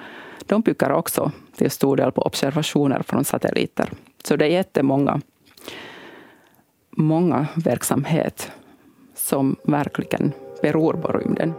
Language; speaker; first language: Swedish; non-native, local second language; Finnish